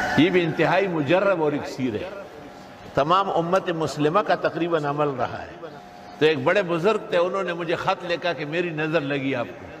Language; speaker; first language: Urdu; non-native, local second language; Pashto